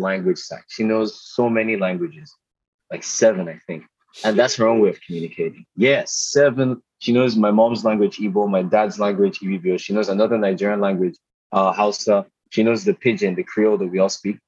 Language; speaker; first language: English; non-native, local second language; Igbo